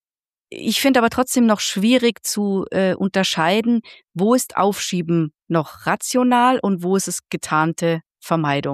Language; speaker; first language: German; native; German